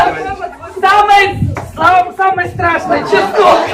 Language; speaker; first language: Russian; native; Russian